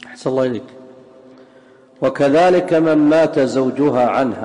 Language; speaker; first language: Arabic; native; Arabic